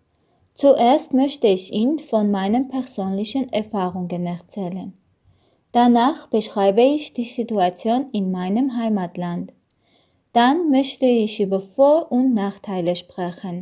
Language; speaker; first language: German; non-native, learner; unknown